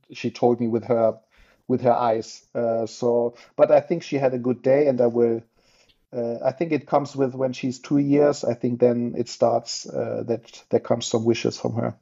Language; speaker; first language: English; non-native, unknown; German